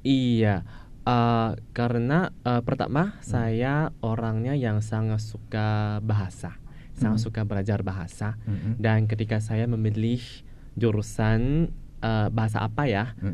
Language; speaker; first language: Indonesian; non-native, fluent; Chinese